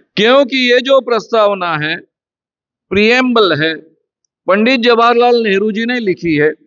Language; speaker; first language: Hindi; non-native, local second language; Marathi